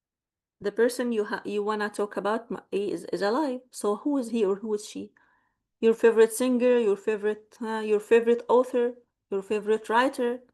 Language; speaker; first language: English; non-native, fluent; Arabic